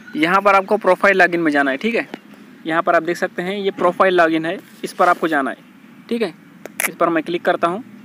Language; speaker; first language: Hindi; non-native, local second language; Marathi